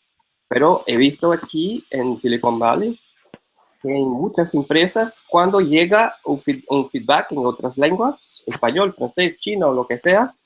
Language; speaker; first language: Spanish; non-native, fluent; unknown